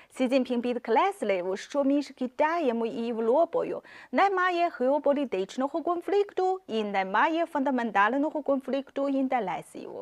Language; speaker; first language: Ukrainian; non-native, fluent; Chinese